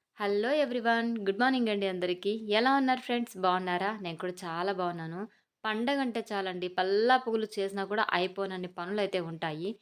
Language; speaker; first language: Telugu; native; Telugu